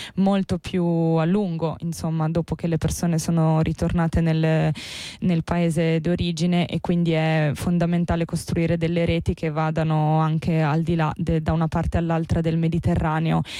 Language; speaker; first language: Italian; native; Italian